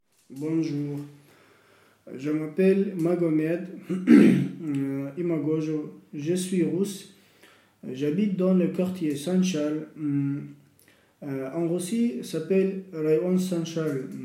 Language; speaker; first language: French; non-native, learner; Russian